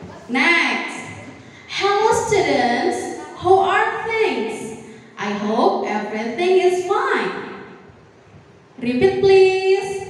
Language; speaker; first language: English; non-native, fluent; Indonesian